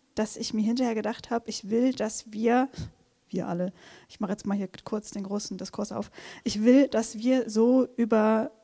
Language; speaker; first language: German; non-native, fluent; Portuguese